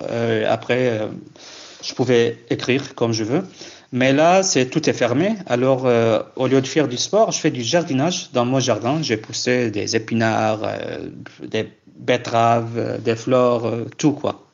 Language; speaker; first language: French; non-native, fluent; Kurdish